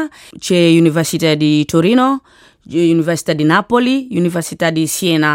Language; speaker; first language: Italian; non-native, learner; Swahili